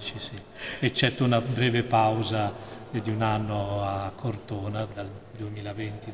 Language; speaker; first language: Italian; native; Italian